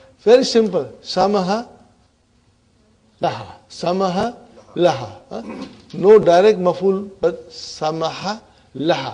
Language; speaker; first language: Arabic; non-native, fluent; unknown